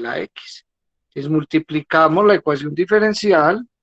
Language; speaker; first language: Spanish; native; Spanish